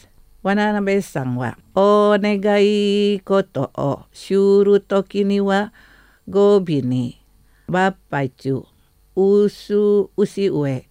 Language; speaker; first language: Japanese; non-native, fluent; Indonesian